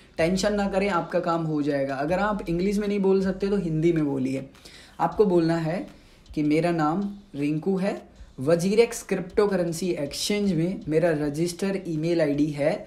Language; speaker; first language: Hindi; native; Hindi